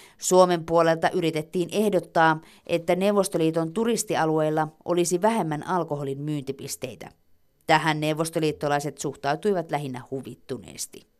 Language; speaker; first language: Finnish; native; Finnish